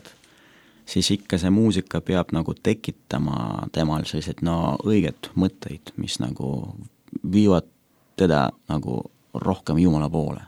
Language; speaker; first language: Estonian; non-native, local second language; Russian